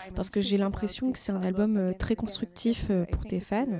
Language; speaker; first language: French; native; French